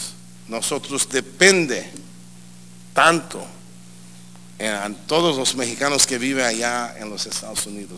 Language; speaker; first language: Spanish; early bilingual, heritage; English